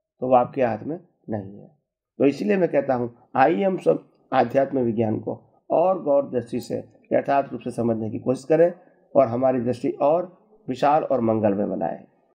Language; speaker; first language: Hindi; non-native, local second language; Gujarati